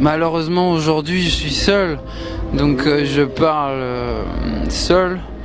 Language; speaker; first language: French; native; French